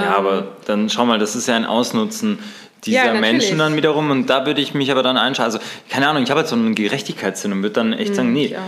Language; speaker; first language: German; native; German